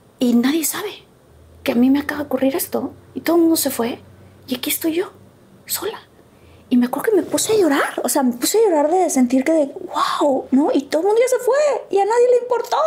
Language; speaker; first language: Spanish; native; Spanish